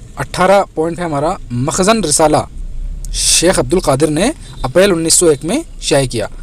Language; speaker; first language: Urdu; native; Urdu